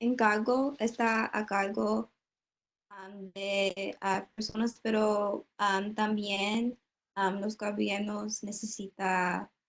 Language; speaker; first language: Spanish; non-native, learner; English